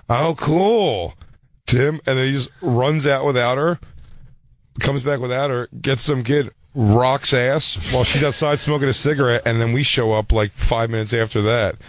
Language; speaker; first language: English; native; English